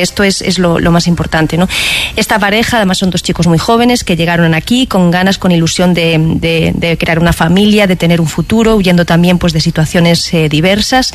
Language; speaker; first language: Spanish; native; Spanish